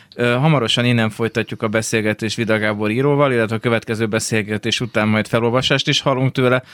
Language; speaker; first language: Hungarian; native; Hungarian